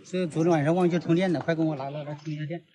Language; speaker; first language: Chinese; native; Chinese